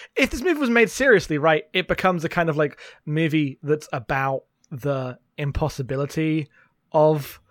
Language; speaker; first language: English; native; English